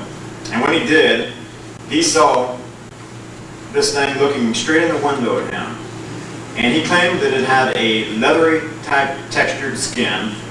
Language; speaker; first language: English; native; English